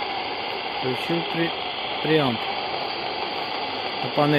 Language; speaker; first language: Russian; native; Russian